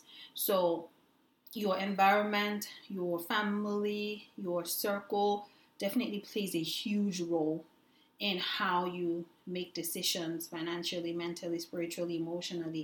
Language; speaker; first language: English; non-native, local second language; Yoruba